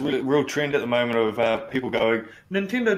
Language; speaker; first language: English; native; English